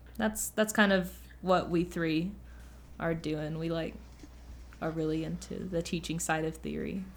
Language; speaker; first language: English; native; English